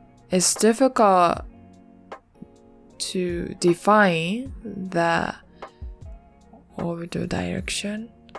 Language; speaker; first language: English; non-native, learner; Japanese